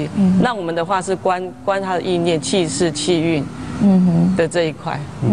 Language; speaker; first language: Chinese; native; Chinese